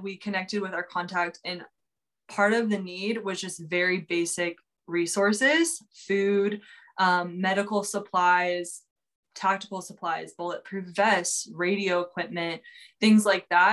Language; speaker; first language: English; native; English